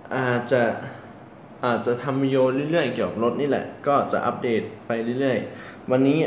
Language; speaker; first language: Thai; non-native, learner; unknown